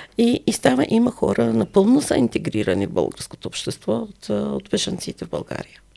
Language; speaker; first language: Bulgarian; non-native, fluent; Arabic